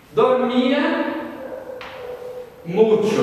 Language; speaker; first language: Spanish; non-native, fluent; Portuguese